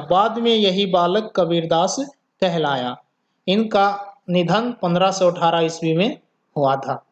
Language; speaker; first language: Hindi; native; Hindi